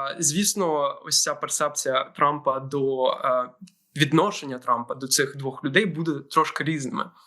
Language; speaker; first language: Ukrainian; native; Ukrainian